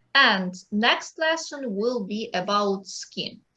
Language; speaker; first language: English; non-native, fluent; Ukrainian